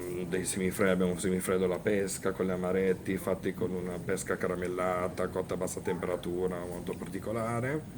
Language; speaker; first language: Italian; native; Italian